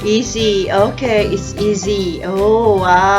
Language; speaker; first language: English; non-native, learner; Thai